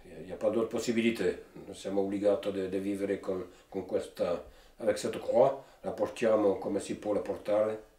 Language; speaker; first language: Italian; early bilingual, heritage; Italian